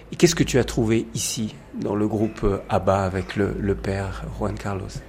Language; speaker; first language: French; native; French